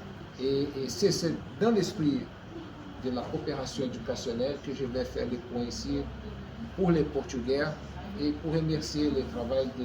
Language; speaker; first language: French; non-native, fluent; Portuguese